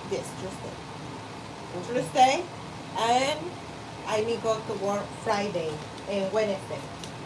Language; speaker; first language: English; non-native, learner; Spanish